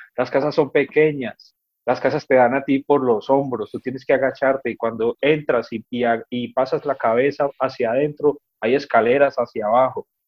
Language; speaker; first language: Spanish; native; Spanish